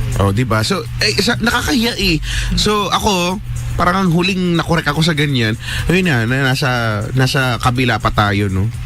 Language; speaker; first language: Filipino; native; Filipino